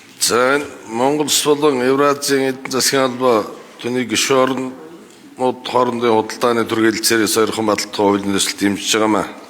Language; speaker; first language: Mongolian; non-native, local second language; Kazakh